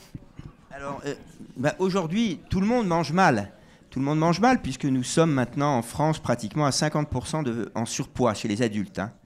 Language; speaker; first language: French; native; French